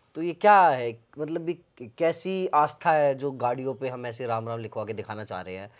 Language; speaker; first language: Hindi; native; Hindi